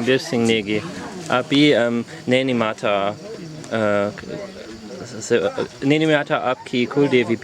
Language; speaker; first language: Hindi; non-native, learner; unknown